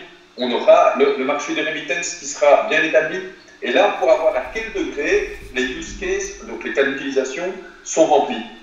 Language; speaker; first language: French; native; French